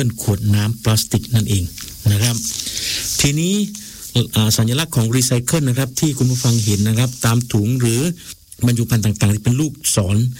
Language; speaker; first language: Thai; native; Thai